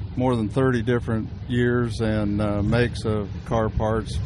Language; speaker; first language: English; native; English